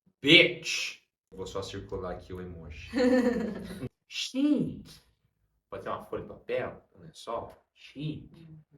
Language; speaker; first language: Portuguese; early bilingual, heritage; Portuguese